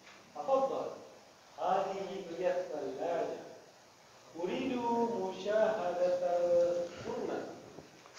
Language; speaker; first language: Arabic; non-native, learner; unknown